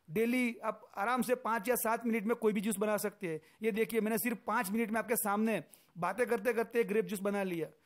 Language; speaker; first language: Hindi; non-native, local second language; Gujarati